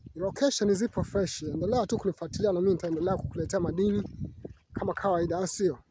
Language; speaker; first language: Swahili; native; Swahili